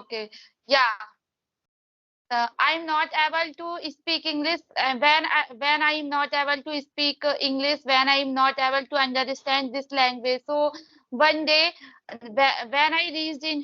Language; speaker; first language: English; non-native, learner; Hindi